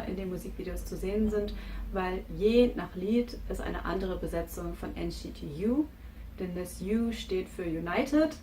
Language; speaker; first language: German; native; German